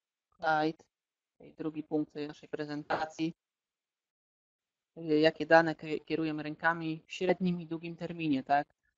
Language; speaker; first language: Polish; native; Polish